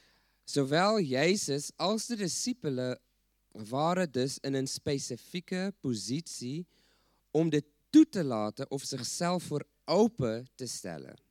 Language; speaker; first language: Dutch; non-native, fluent; English